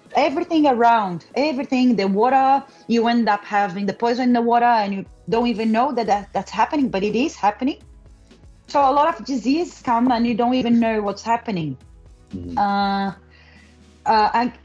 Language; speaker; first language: English; non-native, learner; Portuguese